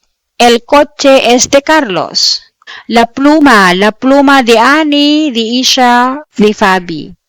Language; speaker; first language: Spanish; non-native, fluent; Filipino